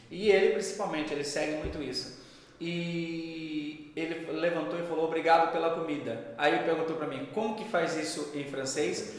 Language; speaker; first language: Portuguese; native; Portuguese